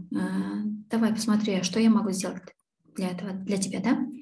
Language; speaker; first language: Russian; non-native, local second language; Kazakh